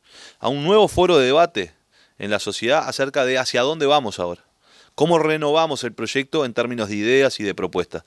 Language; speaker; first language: Spanish; native; Spanish